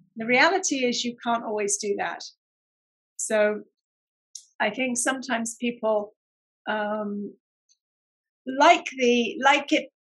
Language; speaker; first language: English; native; English